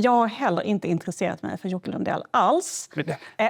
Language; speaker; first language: Swedish; native; Swedish